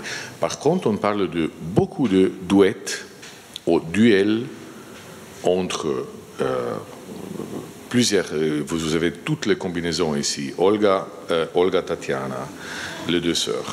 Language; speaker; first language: French; non-native, fluent; Slovenian